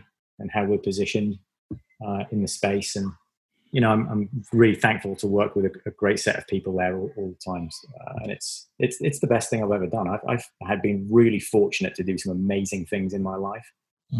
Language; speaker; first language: English; native; English